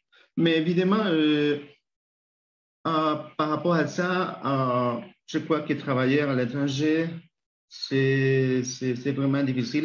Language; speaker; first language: French; non-native, learner; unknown